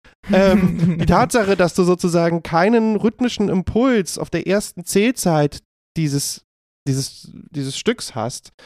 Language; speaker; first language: German; native; German